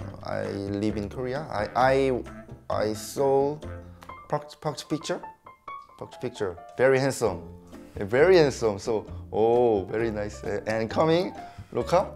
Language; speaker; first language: English; non-native, learner; Korean